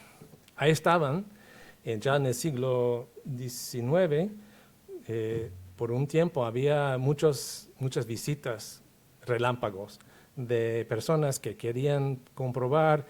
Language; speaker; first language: Spanish; non-native, fluent; English